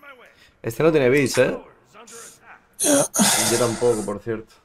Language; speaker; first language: Spanish; native; Spanish